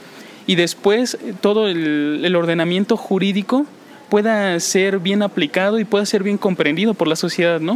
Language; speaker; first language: Spanish; native; Spanish